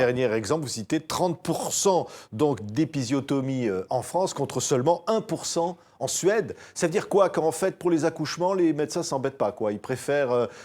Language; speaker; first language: French; native; French